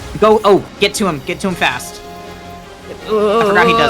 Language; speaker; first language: English; native; English